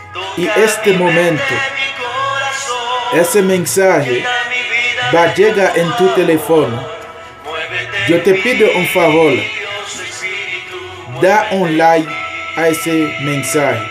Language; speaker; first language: Spanish; non-native, learner; Haitian Creole